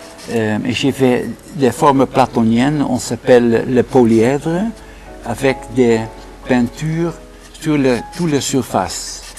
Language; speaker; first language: French; non-native, fluent; Dutch